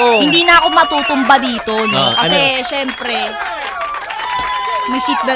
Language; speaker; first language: Filipino; native; Filipino